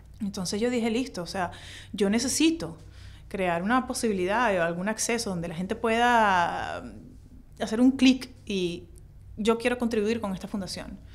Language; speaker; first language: Spanish; native; Spanish